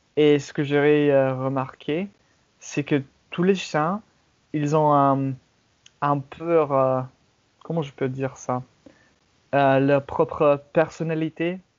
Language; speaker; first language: French; non-native, fluent; English